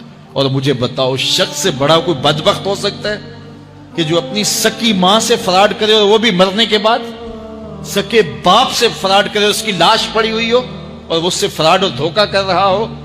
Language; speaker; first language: Urdu; native; Urdu